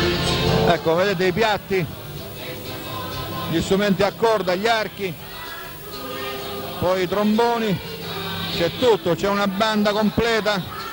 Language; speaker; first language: Italian; native; Italian